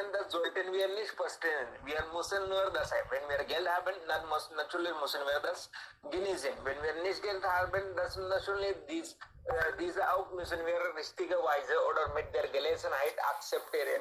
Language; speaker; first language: German; non-native, learner; Hindi